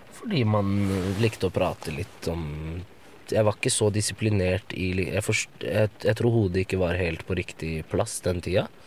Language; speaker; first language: Norwegian; early bilingual, other home language; Arabic